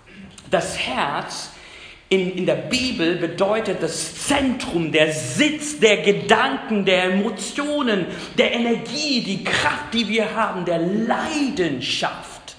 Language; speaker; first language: German; non-native, fluent; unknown